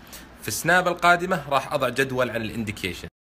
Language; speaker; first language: Arabic; native; Arabic